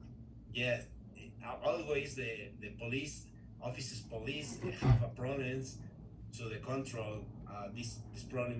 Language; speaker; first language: English; non-native, learner; Spanish